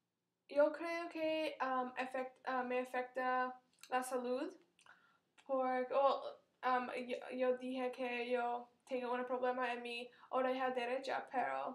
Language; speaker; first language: Spanish; non-native, learner; English